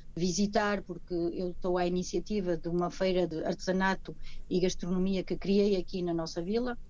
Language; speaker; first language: Portuguese; native; Portuguese